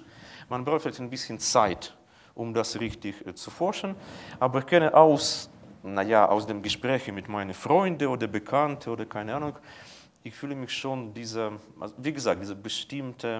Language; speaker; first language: German; non-native, fluent; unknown